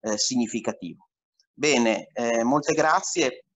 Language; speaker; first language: Italian; native; Italian